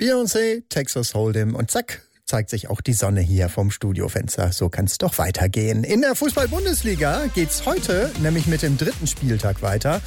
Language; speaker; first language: German; native; German